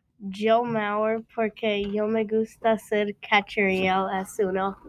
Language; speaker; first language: Spanish; non-native, learner; English